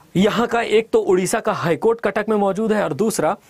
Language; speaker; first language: Hindi; native; Hindi